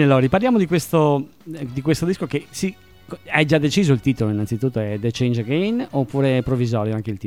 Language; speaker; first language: Italian; native; Italian